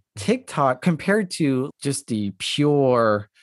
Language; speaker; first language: English; non-native, fluent; French